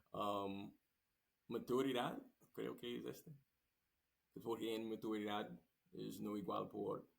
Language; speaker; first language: Spanish; non-native, learner; English